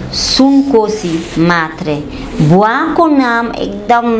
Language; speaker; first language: Nepali; non-native, learner; Dutch